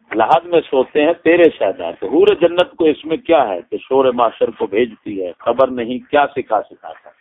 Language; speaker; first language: Urdu; non-native, local second language; Punjabi